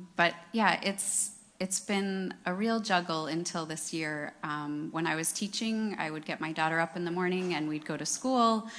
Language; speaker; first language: English; native; English